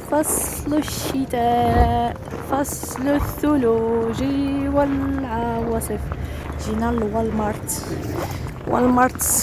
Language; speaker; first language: Arabic; native; Arabic